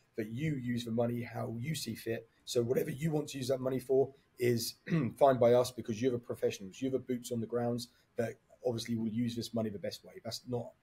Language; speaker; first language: English; native; English